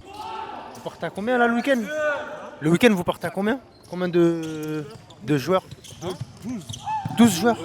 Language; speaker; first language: French; native; French